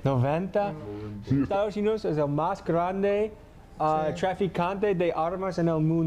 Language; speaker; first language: Spanish; non-native, learner; English